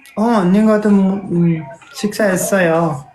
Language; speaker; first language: Korean; non-native, learner; Nepali